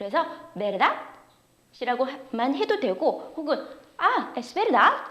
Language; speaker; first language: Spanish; non-native, fluent; Korean